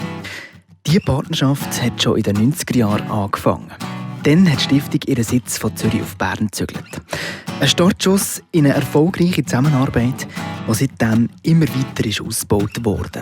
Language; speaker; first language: German; native; German